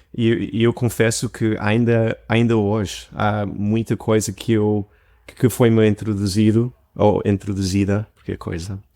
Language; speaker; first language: Portuguese; non-native, fluent; English